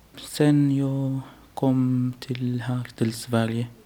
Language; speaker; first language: Swedish; non-native, learner; Arabic